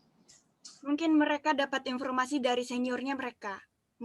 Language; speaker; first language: Indonesian; non-native, fluent; Japanese